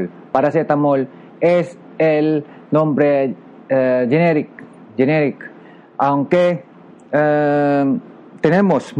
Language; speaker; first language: Spanish; non-native, local second language; Filipino